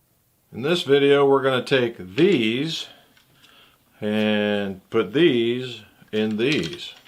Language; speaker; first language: English; native; English